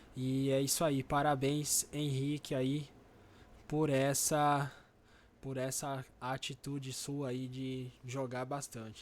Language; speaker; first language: Portuguese; native; Portuguese